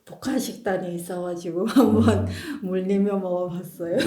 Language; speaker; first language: Korean; non-native, fluent; Mongolian